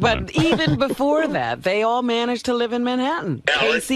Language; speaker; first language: English; native; English